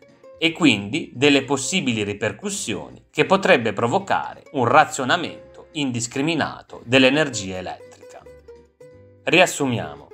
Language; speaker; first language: Italian; native; Italian